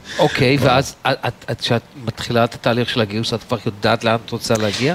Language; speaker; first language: Hebrew; native; Hebrew